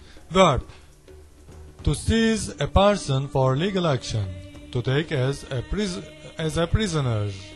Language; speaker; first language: English; non-native, learner; Turkish